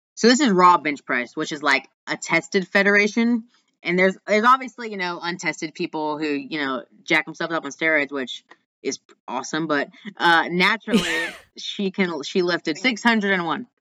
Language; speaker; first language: English; native; English